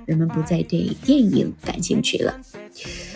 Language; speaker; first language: Chinese; native; Chinese